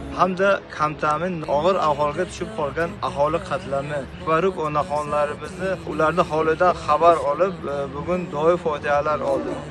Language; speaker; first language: Uzbek; non-native, local second language; Tajik